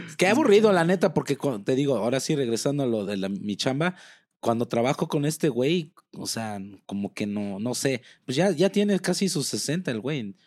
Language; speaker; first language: Spanish; early bilingual, heritage; Spanish